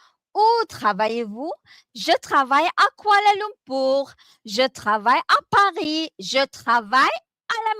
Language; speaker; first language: French; non-native, fluent; Malay